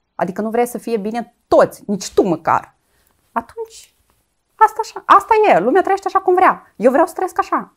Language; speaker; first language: Romanian; native; Romanian